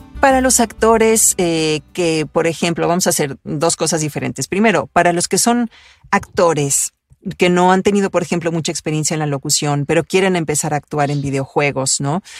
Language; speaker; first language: Spanish; early bilingual, other home language; Italian